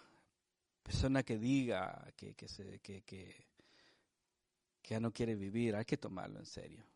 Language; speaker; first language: Spanish; native; Spanish